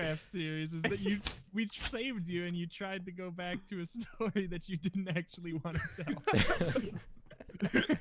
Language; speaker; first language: English; native; English